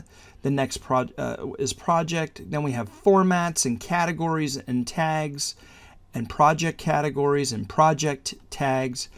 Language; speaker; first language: English; native; English